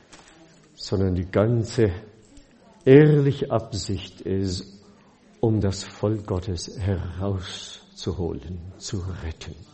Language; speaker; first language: German; non-native, fluent; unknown